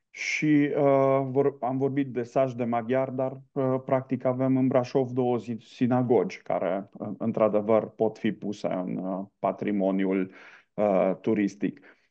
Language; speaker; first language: Romanian; non-native, local second language; Hungarian